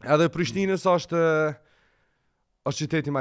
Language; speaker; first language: Albanian; non-native, learner; Arabic